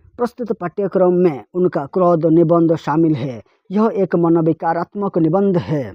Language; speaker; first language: Hindi; non-native, local second language; Telugu